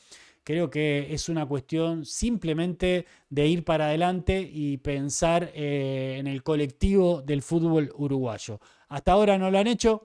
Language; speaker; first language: Spanish; native; Spanish